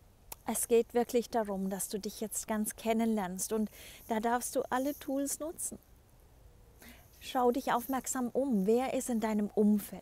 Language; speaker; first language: German; native; German